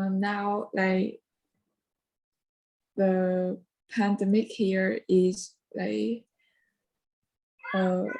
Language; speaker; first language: English; non-native, learner; Vietnamese